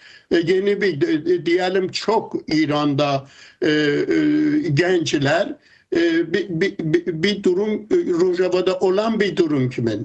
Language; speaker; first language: Turkish; non-native, fluent; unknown